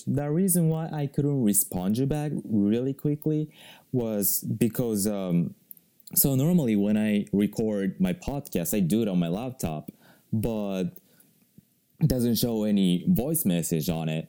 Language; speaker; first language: English; non-native, fluent; Japanese